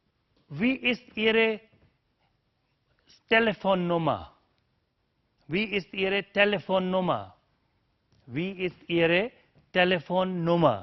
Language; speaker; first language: German; non-native, learner; Urdu